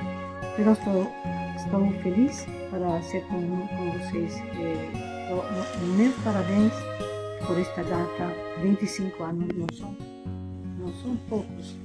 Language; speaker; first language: Portuguese; non-native, fluent; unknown